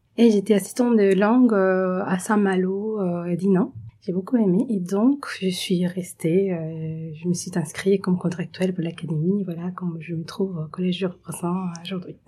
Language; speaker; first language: French; non-native, fluent; Spanish